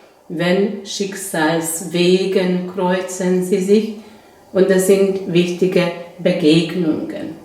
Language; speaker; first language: German; non-native, fluent; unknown